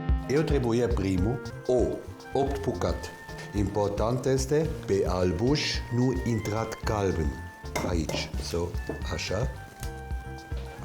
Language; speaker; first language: Romanian; non-native, learner; Swiss German